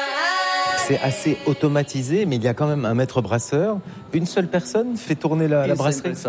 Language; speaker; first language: French; native; French